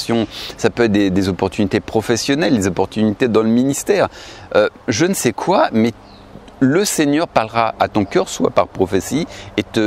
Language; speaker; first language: French; native; French